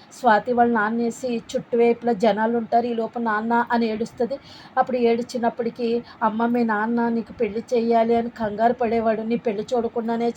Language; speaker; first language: Telugu; native; Telugu